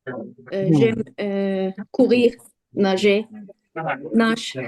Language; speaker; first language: French; non-native, learner; Azerbaijani